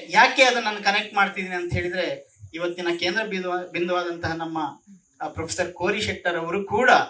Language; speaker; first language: Kannada; native; Kannada